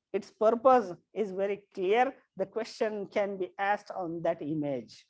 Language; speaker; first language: English; non-native, local second language; Marathi